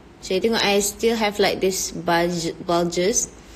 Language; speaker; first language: English; non-native, local second language; Malay